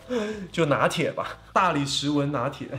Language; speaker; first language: Chinese; native; Chinese